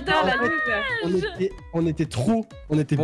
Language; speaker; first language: French; native; French